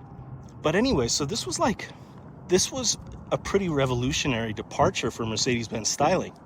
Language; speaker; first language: English; native; English